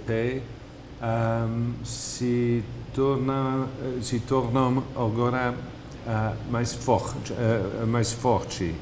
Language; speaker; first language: Portuguese; non-native, fluent; English